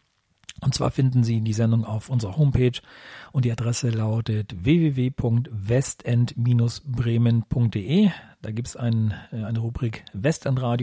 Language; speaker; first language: German; native; German